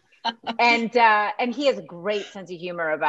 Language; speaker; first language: English; native; English